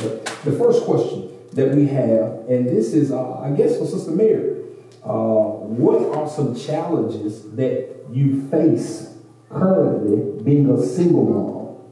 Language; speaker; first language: English; native; English